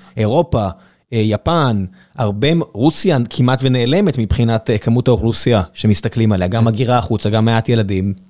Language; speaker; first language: Hebrew; native; Hebrew